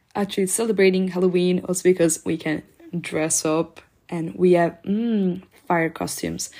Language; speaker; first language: English; non-native, fluent; Italian